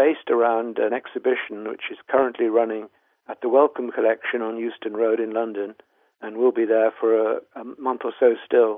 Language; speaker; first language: English; native; English